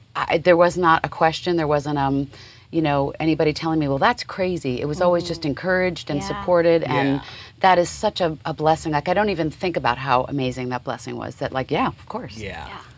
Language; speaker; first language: English; native; English